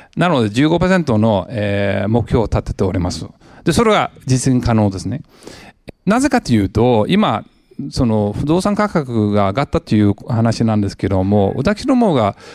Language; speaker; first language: Japanese; non-native, fluent; English